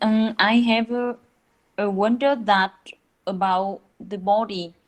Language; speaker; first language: English; non-native, learner; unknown